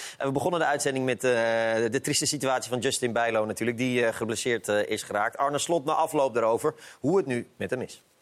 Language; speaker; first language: Dutch; native; Dutch